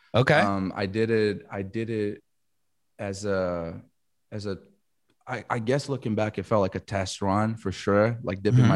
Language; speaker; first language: English; non-native, fluent; Portuguese